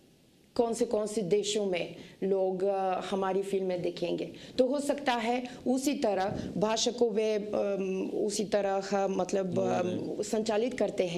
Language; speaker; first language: Hindi; non-native, fluent; Bulgarian